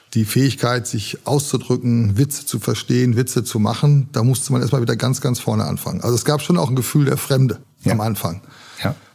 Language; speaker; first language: German; native; German